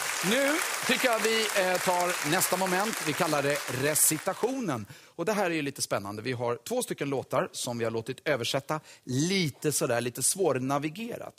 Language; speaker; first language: Swedish; native; Swedish